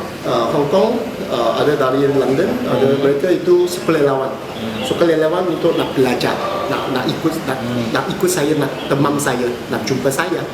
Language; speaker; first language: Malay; non-native, local second language; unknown